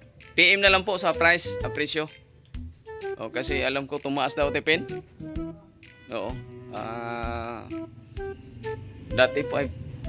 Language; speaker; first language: Filipino; native; Filipino